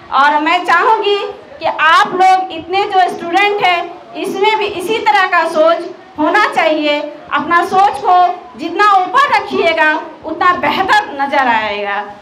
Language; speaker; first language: Hindi; native; Hindi